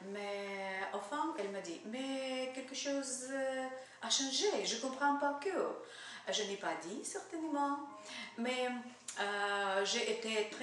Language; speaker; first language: French; non-native, learner; Russian